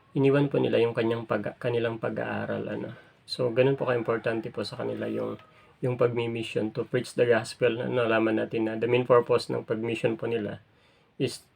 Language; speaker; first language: Filipino; native; Filipino